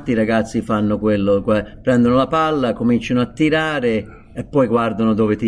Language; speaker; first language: Italian; non-native, fluent; English